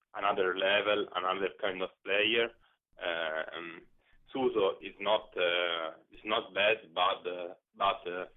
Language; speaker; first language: English; non-native, learner; Italian